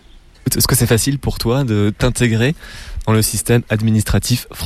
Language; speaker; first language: French; native; French